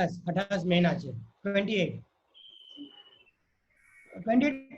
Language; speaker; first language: Bangla; non-native, learner; Hindi